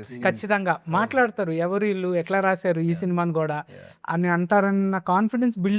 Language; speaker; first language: Telugu; native; Telugu